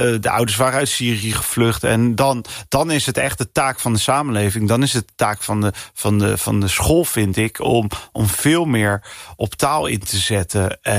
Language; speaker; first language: Dutch; early bilingual, other home language; English